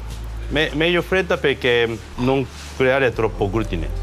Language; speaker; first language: Italian; non-native, learner; Japanese